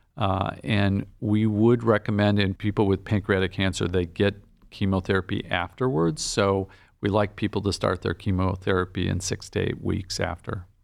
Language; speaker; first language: English; native; English